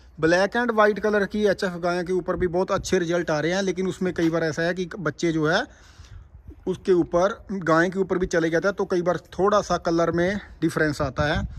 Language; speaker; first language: Hindi; non-native, local second language; Punjabi